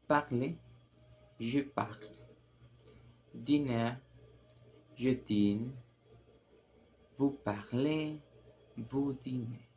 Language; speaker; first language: French; non-native, learner; Spanish